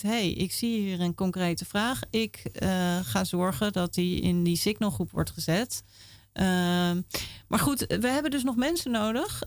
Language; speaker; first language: Dutch; native; Dutch